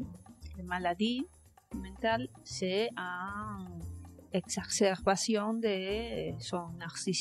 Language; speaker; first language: French; non-native, learner; Spanish